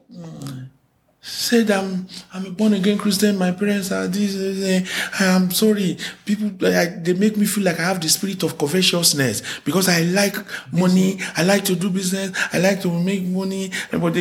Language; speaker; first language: English; non-native, local second language; Yoruba